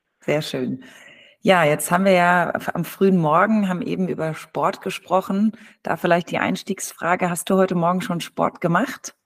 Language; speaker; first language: German; native; German